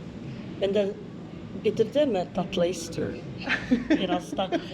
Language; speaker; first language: Turkish; non-native, learner; Dutch